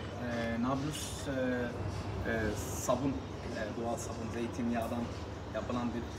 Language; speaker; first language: Turkish; non-native, learner; Arabic